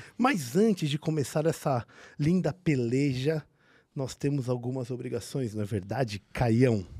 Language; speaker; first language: Portuguese; native; Portuguese